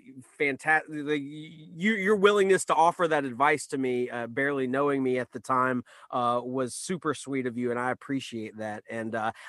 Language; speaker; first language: English; native; English